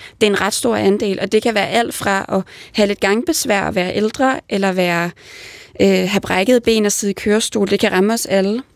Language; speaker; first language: Danish; native; Danish